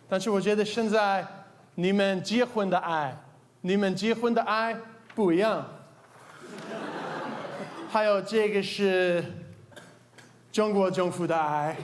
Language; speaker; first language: Chinese; non-native, learner; English